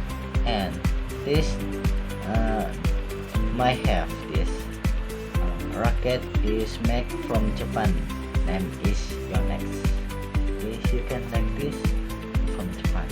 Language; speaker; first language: English; non-native, learner; Indonesian